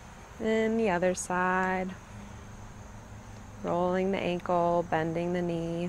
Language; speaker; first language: English; native; English